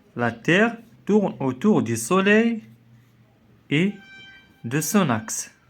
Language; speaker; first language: French; non-native, local second language; Arabic